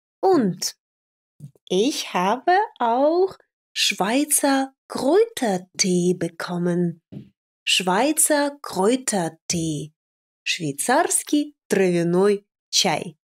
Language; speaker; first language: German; non-native, fluent; Russian